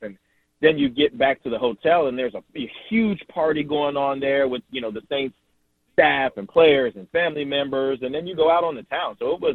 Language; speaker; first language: English; native; English